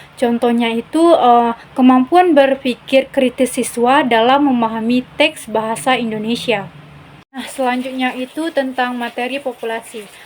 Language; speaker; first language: Indonesian; native; Indonesian